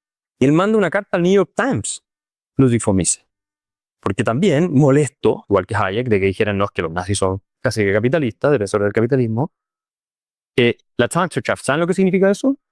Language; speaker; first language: Spanish; native; Spanish